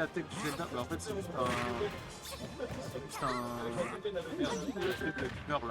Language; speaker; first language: French; native; French